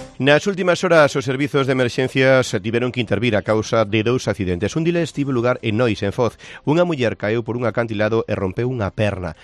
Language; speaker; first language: Galician; native; Galician